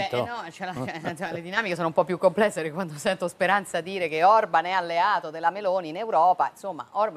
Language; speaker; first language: Italian; native; Italian